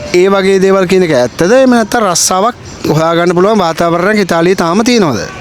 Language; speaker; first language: Sinhala; native; Sinhala